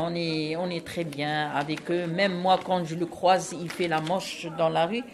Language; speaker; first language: French; non-native, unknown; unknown